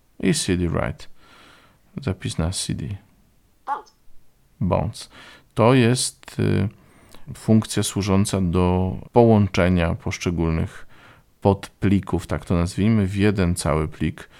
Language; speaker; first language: Polish; native; Polish